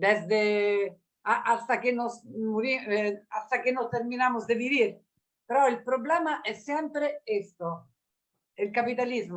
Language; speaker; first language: Spanish; non-native, learner; Italian